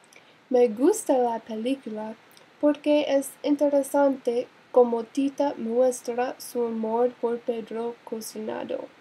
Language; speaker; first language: Spanish; non-native, learner; English